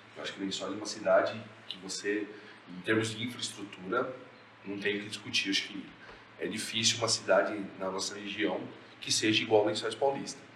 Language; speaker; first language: Portuguese; native; Portuguese